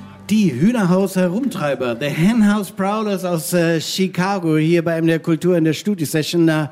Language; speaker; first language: German; native; German